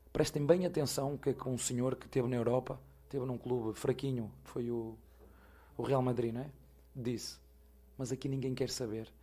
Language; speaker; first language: Portuguese; native; Portuguese